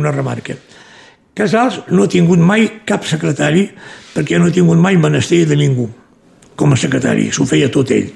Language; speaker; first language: Catalan; native; Catalan